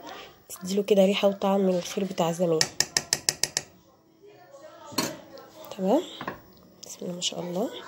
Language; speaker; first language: Arabic; native; Arabic